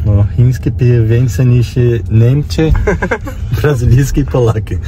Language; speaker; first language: Polish; non-native, learner; Portuguese